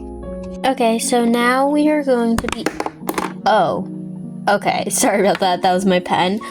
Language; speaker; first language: English; native; English